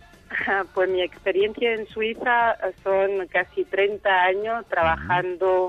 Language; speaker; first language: Spanish; non-native, fluent; French